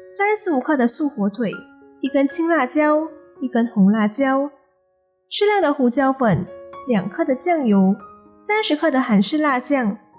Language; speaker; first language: Chinese; native; Chinese